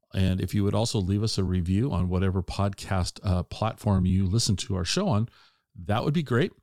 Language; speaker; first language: English; native; English